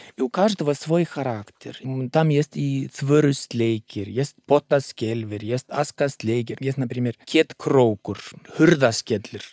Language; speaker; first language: Russian; non-native, fluent; Icelandic